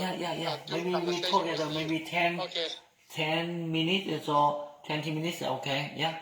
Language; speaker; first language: English; non-native, learner; Vietnamese